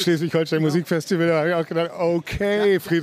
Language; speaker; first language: German; native; German